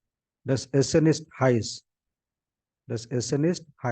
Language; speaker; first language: German; non-native, fluent; Hindi